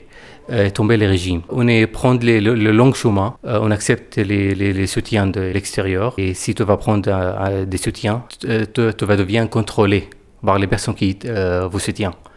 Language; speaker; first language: French; non-native, fluent; Arabic